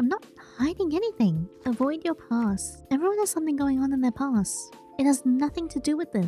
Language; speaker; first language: English; native; English